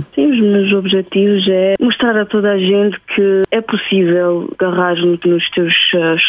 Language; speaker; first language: Portuguese; early bilingual, heritage; Portuguese